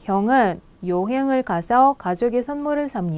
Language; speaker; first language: Korean; non-native, fluent; Russian